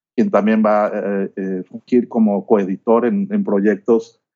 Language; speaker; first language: Spanish; native; Spanish